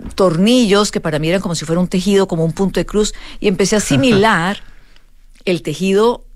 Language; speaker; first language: Spanish; native; Spanish